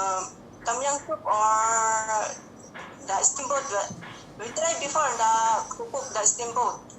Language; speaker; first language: English; non-native, learner; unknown